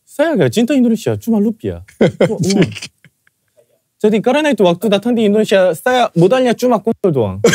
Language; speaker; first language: Indonesian; non-native, fluent; Korean